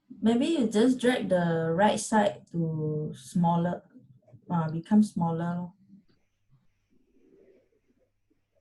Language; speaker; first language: English; non-native, local second language; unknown